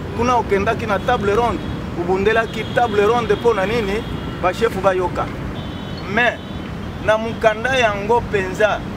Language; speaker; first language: Lingala; non-native, local second language; Kongo